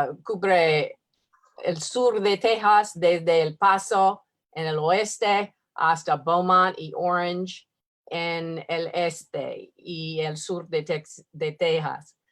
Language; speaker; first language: Spanish; non-native, learner; English